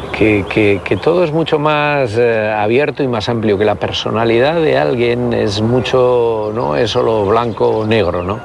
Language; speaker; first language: Spanish; native; Spanish